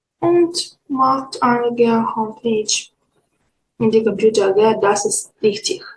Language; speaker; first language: German; non-native, fluent; Ukrainian